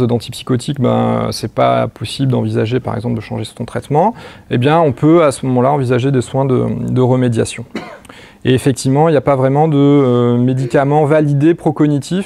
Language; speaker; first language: French; native; French